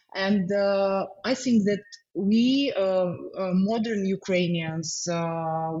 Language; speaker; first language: English; non-native, fluent; Ukrainian